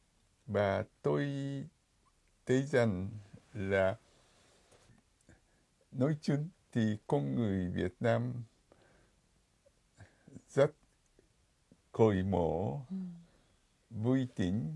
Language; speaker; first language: Vietnamese; non-native, fluent; Japanese